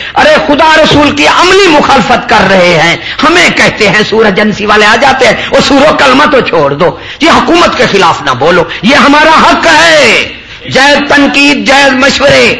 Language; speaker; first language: Urdu; non-native, local second language; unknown